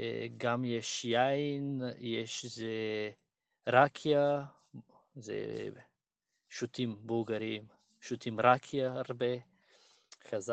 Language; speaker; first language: Hebrew; non-native, learner; Bulgarian